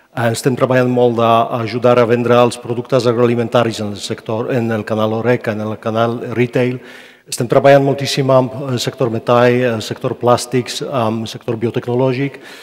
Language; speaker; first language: Catalan; non-native, fluent; Polish